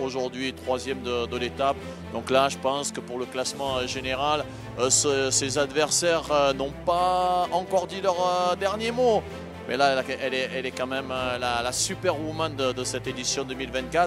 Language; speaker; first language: French; native; French